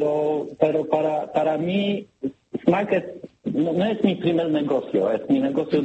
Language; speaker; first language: Spanish; non-native, learner; Polish